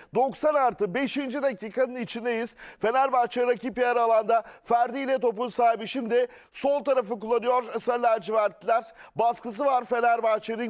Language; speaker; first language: Turkish; native; Turkish